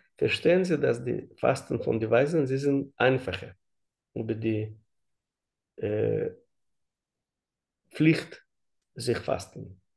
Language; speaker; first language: German; non-native, learner; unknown